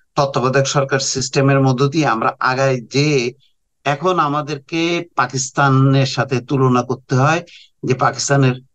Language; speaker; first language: Bangla; native; Bangla